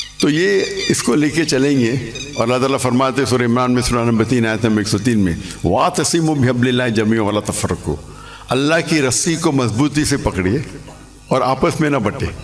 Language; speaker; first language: Urdu; non-native, local second language; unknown